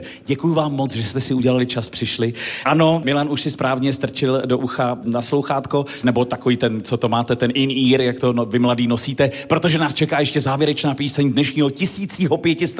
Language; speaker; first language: Czech; native; Czech